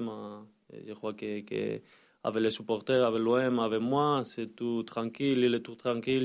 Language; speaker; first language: French; non-native, learner; Spanish